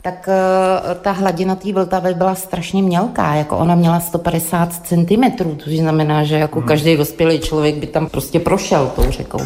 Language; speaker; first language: Czech; native; Czech